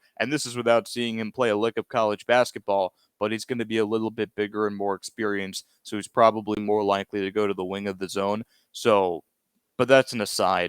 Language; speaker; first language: English; native; English